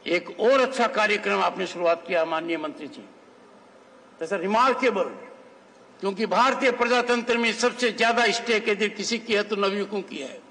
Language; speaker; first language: Hindi; native; Hindi